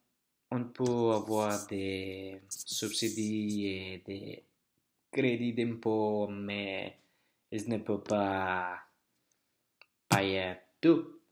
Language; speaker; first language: French; non-native, learner; Spanish